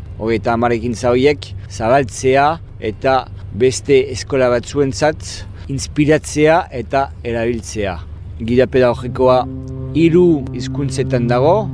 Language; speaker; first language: Basque; non-native, fluent; French